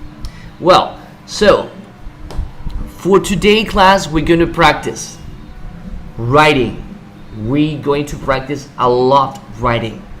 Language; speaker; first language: English; non-native, fluent; Spanish